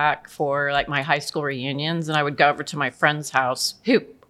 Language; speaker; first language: English; native; English